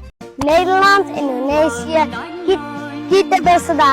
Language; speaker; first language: Indonesian; non-native, learner; Dutch